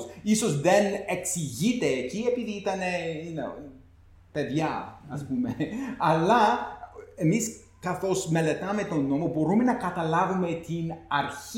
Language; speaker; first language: Greek; non-native, fluent; English